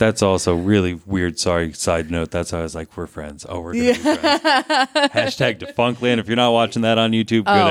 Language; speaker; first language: English; native; English